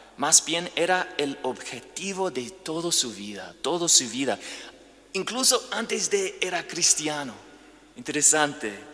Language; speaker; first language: Spanish; non-native, fluent; English